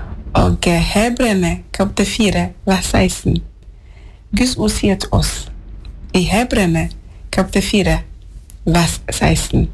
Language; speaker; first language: Norwegian; non-native, fluent; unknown